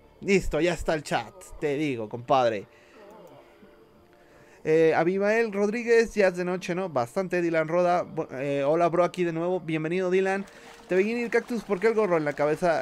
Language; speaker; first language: Spanish; native; Spanish